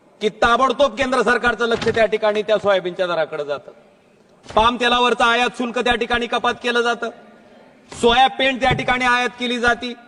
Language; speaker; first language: Marathi; native; Marathi